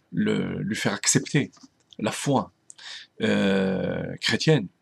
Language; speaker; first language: French; native; French